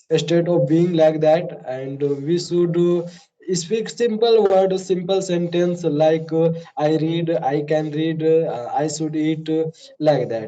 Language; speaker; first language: English; non-native, learner; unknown